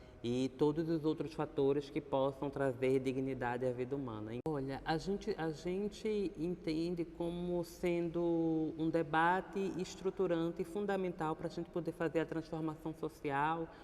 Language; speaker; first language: Portuguese; native; Portuguese